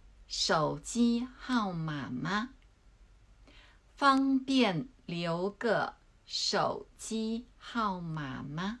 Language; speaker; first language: Chinese; non-native, learner; Lao